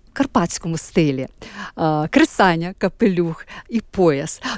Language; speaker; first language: Ukrainian; native; Ukrainian